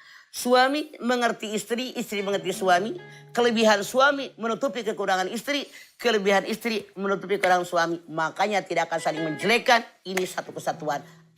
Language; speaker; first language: Indonesian; native; Indonesian